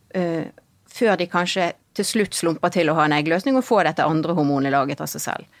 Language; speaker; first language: Norwegian; native; Norwegian